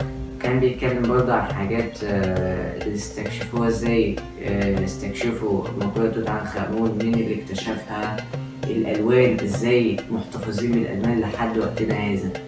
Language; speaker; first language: Arabic; native; Arabic